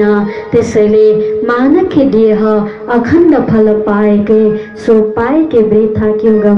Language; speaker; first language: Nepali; native; Nepali